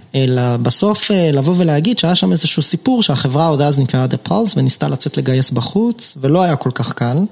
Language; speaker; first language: Hebrew; native; Hebrew